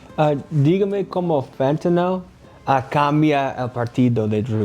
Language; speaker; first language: Spanish; non-native, learner; English